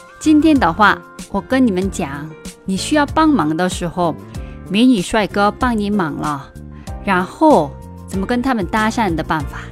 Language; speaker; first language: Chinese; non-native, fluent; Korean